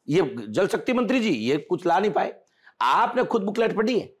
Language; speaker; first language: Hindi; native; Hindi